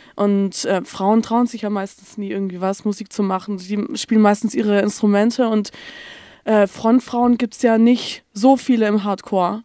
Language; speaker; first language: German; native; German